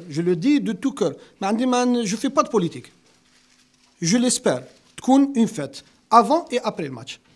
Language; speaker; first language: French; non-native, local second language; Arabic